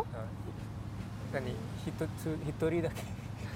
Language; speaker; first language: Japanese; non-native, learner; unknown